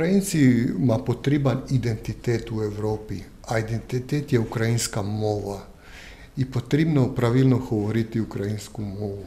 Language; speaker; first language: Ukrainian; non-native, learner; Croatian